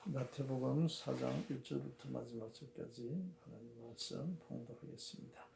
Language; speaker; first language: Korean; native; Korean